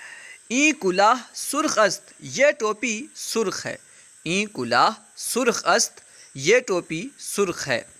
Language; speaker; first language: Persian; non-native, fluent; Urdu